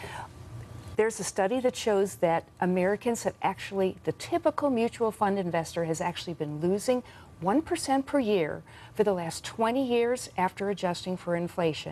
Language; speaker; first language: English; native; English